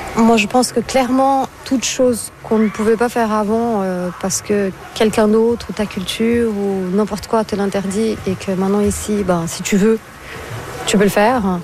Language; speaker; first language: French; non-native, fluent; Portuguese